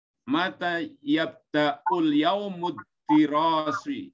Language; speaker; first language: Arabic; non-native, learner; Indonesian